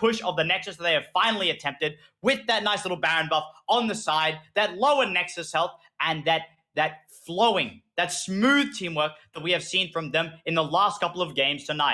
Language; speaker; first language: English; native; English